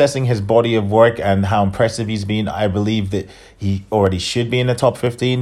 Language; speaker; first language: English; native; English